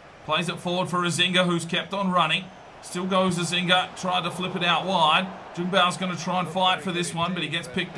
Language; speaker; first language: English; native; English